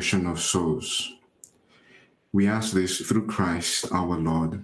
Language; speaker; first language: English; non-native, local second language; Igbo